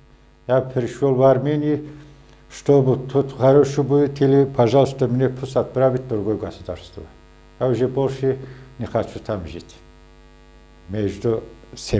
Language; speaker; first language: Russian; non-native, learner; Azerbaijani